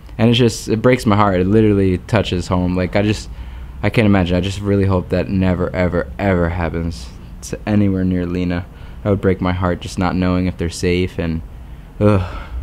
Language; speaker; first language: English; native; English